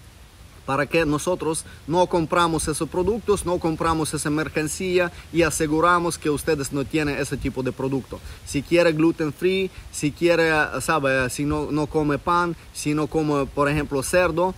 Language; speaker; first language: Spanish; non-native, fluent; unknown